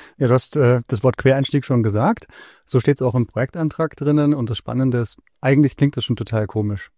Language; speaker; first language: German; native; German